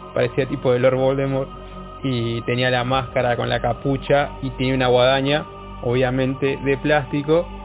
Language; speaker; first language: Spanish; native; Spanish